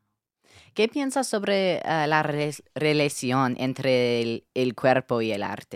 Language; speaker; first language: Spanish; non-native, learner; English